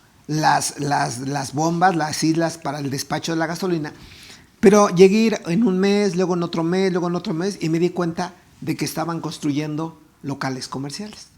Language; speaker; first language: Spanish; native; Spanish